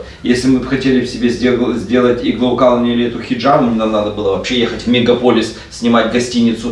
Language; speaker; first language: Russian; native; Russian